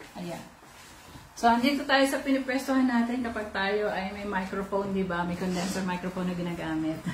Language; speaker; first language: Filipino; native; Filipino